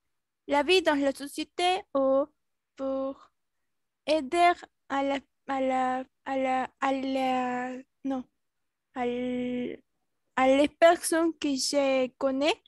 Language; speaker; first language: French; non-native, learner; Spanish